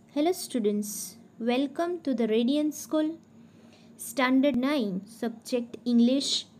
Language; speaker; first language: English; non-native, local second language; Gujarati